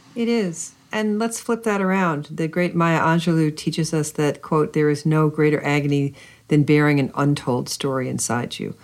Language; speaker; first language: English; native; English